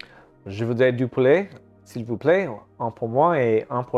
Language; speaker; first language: French; non-native, learner; English